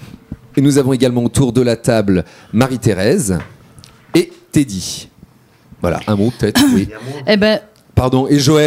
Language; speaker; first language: French; native; French